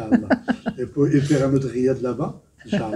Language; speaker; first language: French; non-native, local second language; Arabic